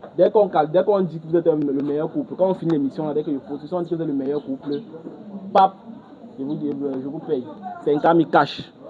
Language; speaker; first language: French; native; French